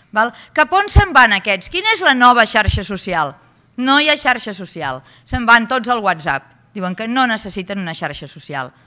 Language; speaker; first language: Catalan; native; Catalan